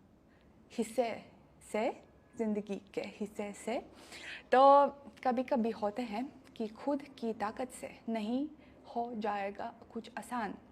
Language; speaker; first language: Hindi; non-native, fluent; Russian